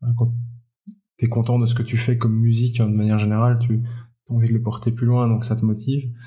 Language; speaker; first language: French; native; French